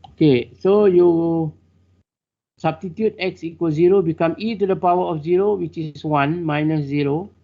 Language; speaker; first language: English; non-native, local second language; Malay